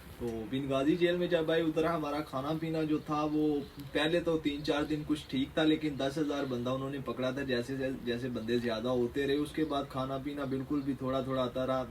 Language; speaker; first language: Urdu; non-native, local second language; Punjabi